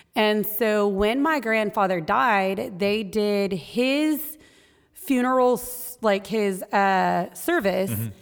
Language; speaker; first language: English; native; English